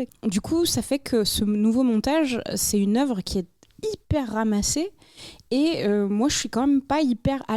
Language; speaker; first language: French; native; French